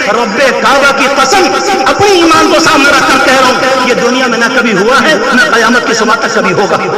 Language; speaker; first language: Urdu; native; Urdu